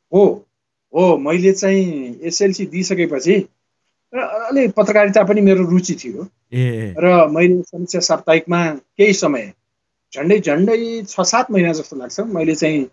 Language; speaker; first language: Nepali; native; Nepali